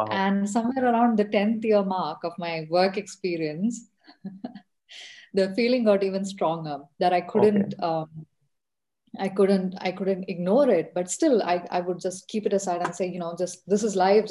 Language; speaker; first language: English; non-native, local second language; Malayalam